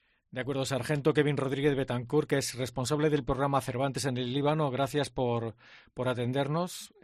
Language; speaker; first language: Spanish; native; Spanish